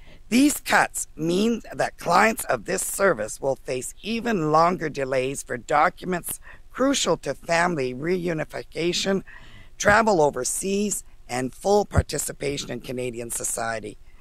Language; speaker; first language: English; native; English